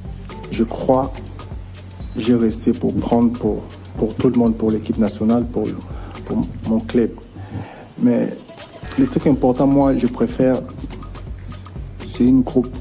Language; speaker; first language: French; non-native, local second language; Lingala